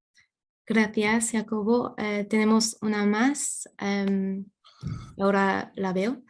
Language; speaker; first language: Spanish; non-native, fluent; English